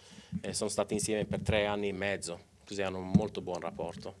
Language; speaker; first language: Italian; non-native, local second language; Swedish